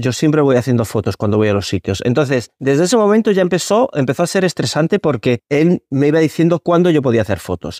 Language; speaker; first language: Spanish; native; Spanish